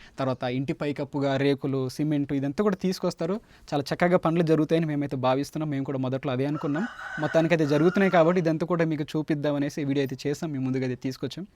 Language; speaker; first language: Telugu; non-native, local second language; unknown